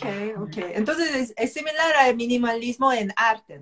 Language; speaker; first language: Spanish; non-native, fluent; Korean